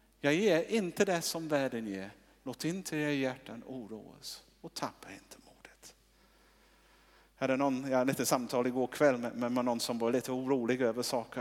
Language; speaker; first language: Swedish; non-native, fluent; English